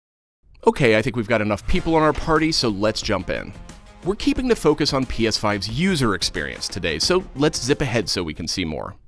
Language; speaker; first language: English; native; English